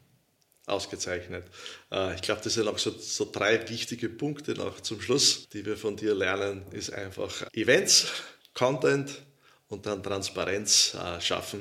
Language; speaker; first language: German; native; German